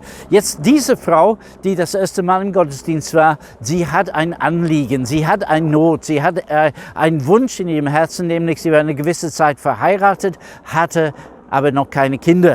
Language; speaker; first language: German; non-native, fluent; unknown